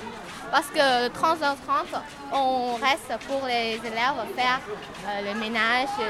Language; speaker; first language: French; non-native, learner; Lao